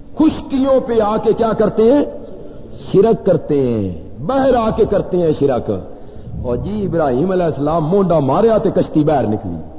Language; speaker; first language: Urdu; non-native, local second language; Punjabi